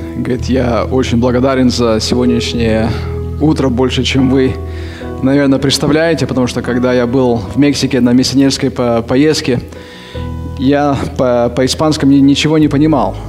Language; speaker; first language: Russian; native; Russian